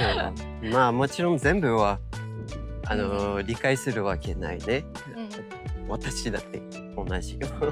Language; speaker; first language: Japanese; non-native, fluent; English